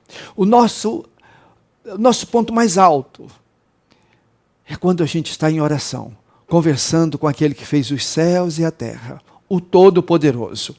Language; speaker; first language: Portuguese; native; Portuguese